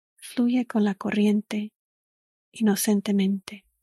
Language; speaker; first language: Spanish; early bilingual, other home language; English